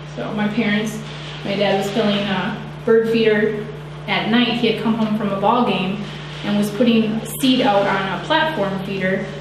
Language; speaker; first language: English; native; English